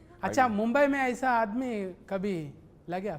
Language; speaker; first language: Hindi; non-native, local second language; Telugu